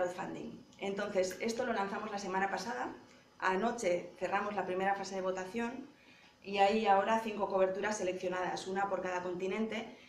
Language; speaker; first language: Spanish; native; Spanish